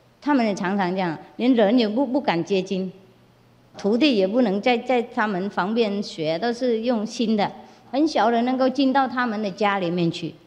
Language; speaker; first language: Chinese; non-native, fluent; Vietnamese